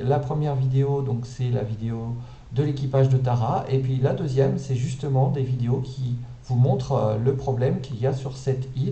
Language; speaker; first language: French; native; French